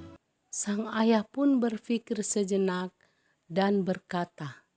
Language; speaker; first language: Indonesian; native; Indonesian